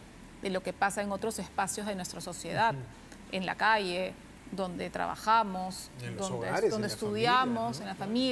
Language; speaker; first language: Spanish; native; Spanish